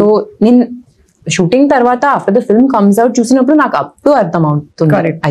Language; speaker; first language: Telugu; non-native, learner; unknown